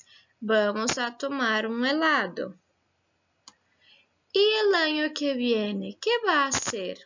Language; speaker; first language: Spanish; non-native, fluent; Portuguese